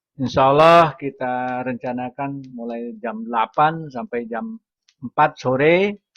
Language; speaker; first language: Indonesian; non-native, local second language; Sundanese